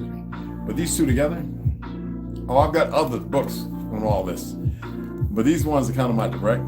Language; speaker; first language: English; native; English